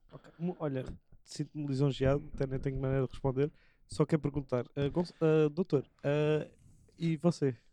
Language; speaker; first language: Portuguese; native; Portuguese